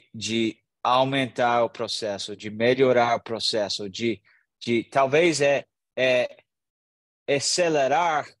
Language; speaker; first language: Portuguese; non-native, learner; English